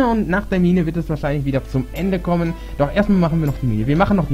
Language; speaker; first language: German; native; German